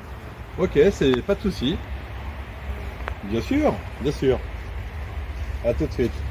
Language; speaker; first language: French; native; French